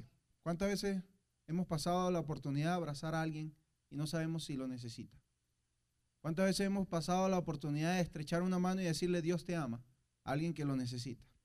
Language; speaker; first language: Spanish; native; Spanish